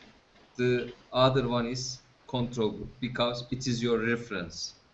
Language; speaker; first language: English; non-native, fluent; Turkish